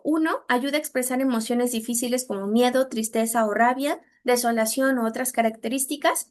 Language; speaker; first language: Spanish; native; Spanish